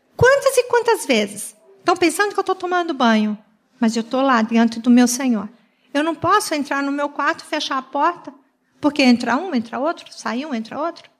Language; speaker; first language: Portuguese; native; Portuguese